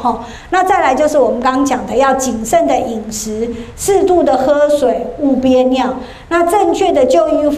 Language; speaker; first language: Chinese; native; Chinese